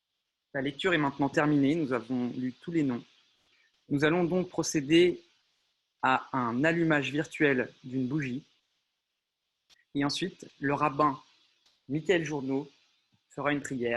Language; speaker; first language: French; native; French